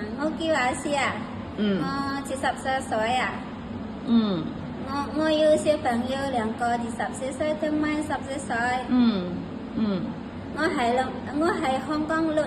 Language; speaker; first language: Cantonese; non-native, learner; Indonesian